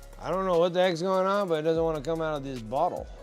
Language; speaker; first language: English; native; English